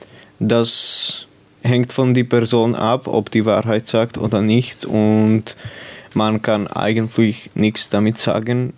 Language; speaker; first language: German; non-native, local second language; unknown